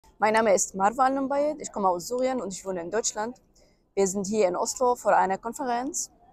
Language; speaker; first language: German; non-native, learner; Arabic